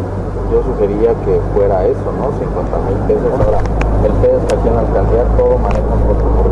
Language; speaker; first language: Spanish; native; Spanish